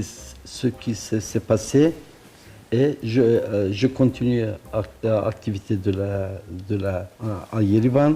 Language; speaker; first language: French; non-native, learner; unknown